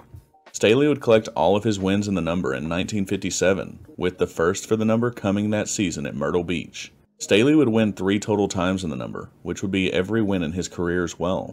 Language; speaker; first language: English; native; English